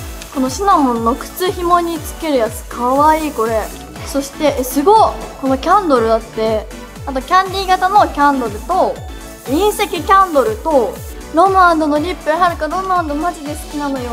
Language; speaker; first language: Japanese; native; Japanese